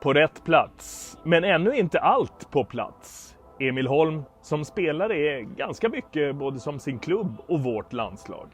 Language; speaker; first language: Swedish; native; Swedish